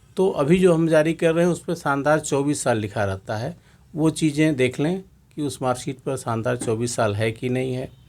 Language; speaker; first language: Hindi; native; Hindi